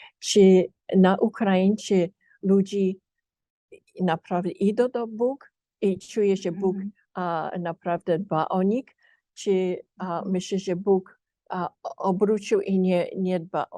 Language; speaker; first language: Polish; early bilingual, heritage; English